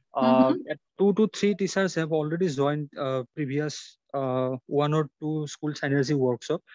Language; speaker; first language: English; non-native, local second language; Assamese